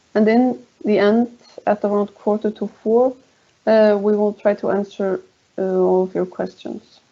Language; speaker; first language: English; non-native, fluent; Icelandic